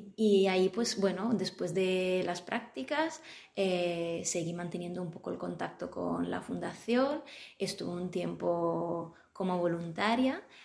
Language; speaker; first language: Spanish; non-native, fluent; Italian